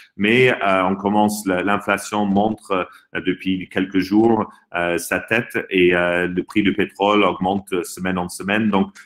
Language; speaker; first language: French; non-native, fluent; English